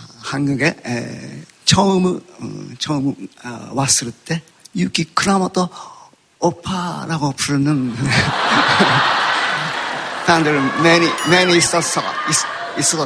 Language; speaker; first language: Korean; non-native, learner; Japanese